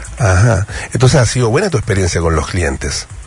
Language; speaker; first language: Spanish; native; Spanish